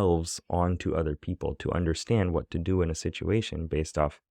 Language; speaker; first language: English; native; English